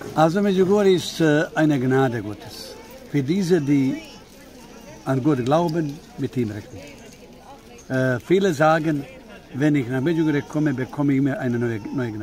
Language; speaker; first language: German; non-native, fluent; Croatian